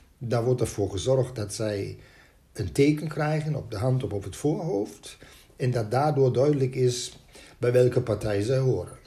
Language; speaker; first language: Dutch; native; Dutch